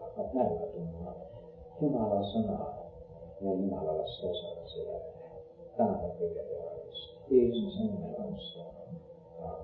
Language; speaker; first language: Finnish; non-native, learner; Estonian